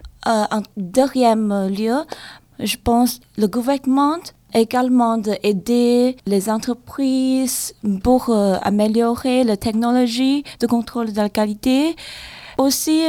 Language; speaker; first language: French; non-native, learner; Chinese